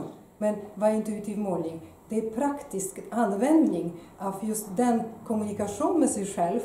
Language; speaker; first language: Swedish; non-native, fluent; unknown